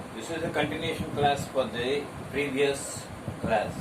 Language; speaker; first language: English; non-native, local second language; Telugu